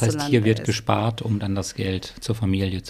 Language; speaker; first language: German; native; German